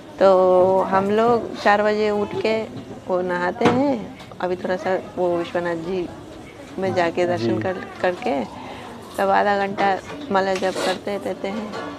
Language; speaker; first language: Hindi; non-native, fluent; Spanish